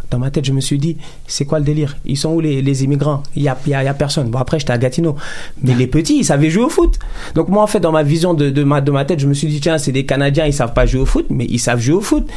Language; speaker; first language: French; non-native, local second language; Wolof